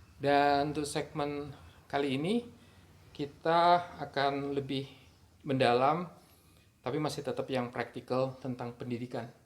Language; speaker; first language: Indonesian; native; Indonesian